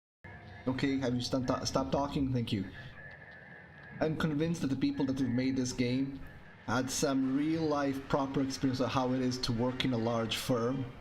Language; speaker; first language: English; native; English